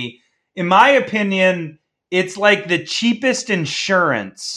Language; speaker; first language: English; native; English